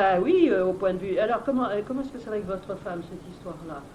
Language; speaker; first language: French; native; French